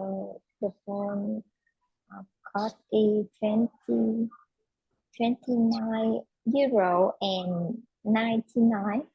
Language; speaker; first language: English; non-native, learner; Vietnamese